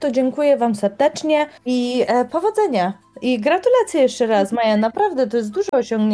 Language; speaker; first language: Polish; native; Polish